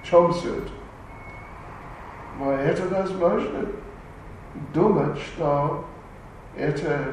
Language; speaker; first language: Russian; non-native, learner; English